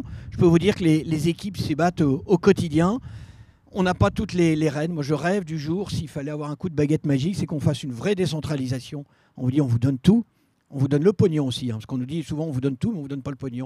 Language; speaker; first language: French; native; French